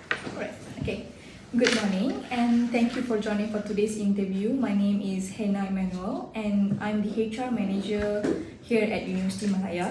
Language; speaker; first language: English; non-native, fluent; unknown